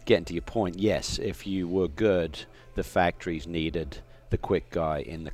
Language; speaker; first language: English; native; English